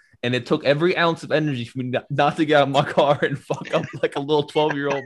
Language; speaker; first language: English; native; English